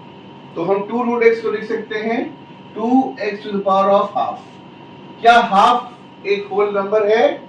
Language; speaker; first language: Hindi; native; Hindi